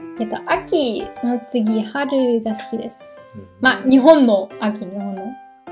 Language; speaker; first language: Japanese; non-native, learner; German